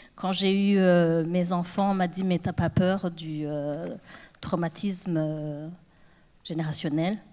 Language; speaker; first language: French; non-native, local second language; Kinyarwanda